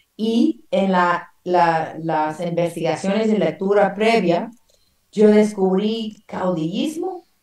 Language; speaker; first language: Spanish; non-native, fluent; English